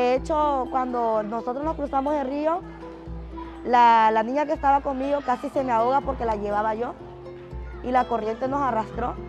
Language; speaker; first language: Spanish; native; Spanish